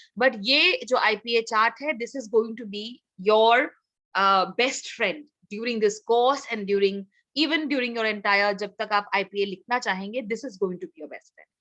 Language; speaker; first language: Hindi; non-native, local second language; Assamese